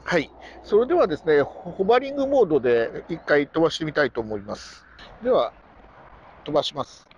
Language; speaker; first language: Japanese; native; Japanese